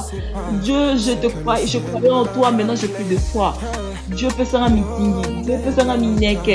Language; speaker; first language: French; non-native, local second language; Lingala